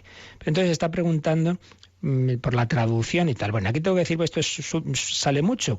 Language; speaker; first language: Spanish; native; Spanish